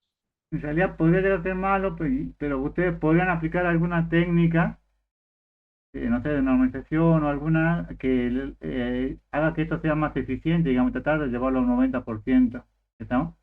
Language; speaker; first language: Spanish; native; Spanish